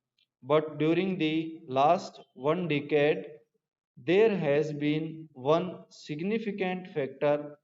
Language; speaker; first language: English; non-native, local second language; Hindi